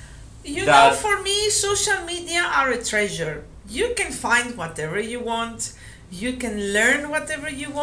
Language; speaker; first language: English; non-native, fluent; Greek